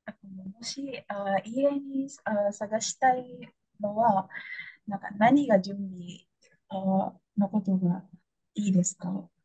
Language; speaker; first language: Japanese; non-native, fluent; Indonesian